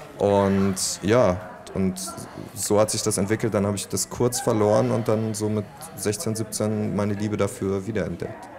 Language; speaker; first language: German; native; German